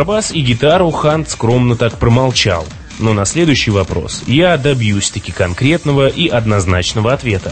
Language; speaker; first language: Russian; native; Russian